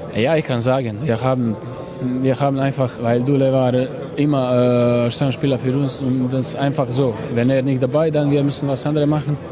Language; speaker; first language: German; non-native, fluent; Croatian